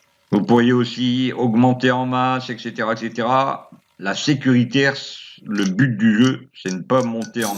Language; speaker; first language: French; native; French